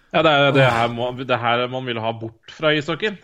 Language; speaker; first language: Norwegian; native; Norwegian